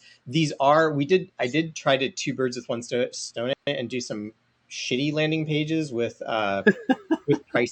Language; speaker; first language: English; native; English